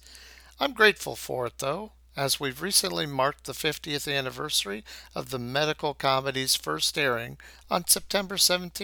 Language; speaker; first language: English; native; English